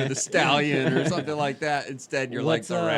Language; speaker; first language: English; native; English